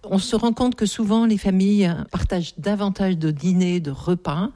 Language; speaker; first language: French; native; French